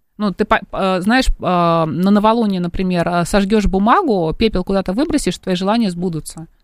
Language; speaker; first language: Russian; native; Russian